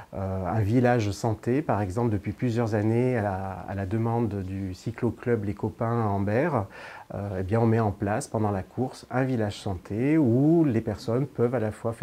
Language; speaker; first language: French; native; French